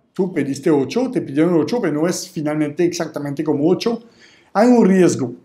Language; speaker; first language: Spanish; non-native, fluent; French